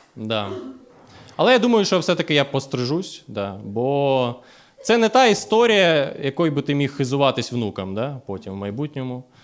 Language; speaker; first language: Ukrainian; native; Ukrainian